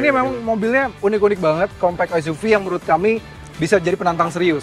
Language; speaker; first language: Indonesian; native; Indonesian